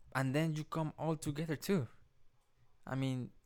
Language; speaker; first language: English; non-native, fluent; Spanish